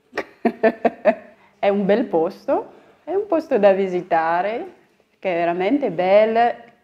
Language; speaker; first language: Italian; non-native, learner; Malagasy